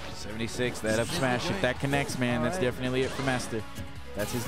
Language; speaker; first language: English; native; English